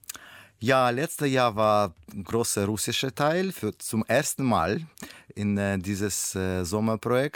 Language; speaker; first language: German; non-native, learner; Russian